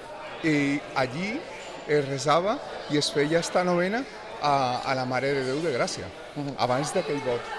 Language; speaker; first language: Catalan; native; Catalan